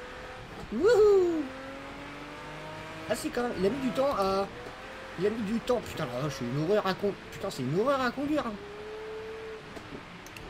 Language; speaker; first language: French; native; French